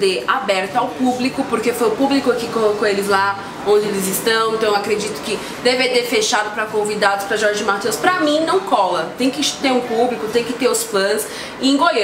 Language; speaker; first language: Portuguese; native; Portuguese